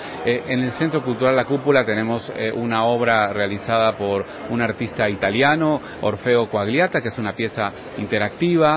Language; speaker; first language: Spanish; native; Spanish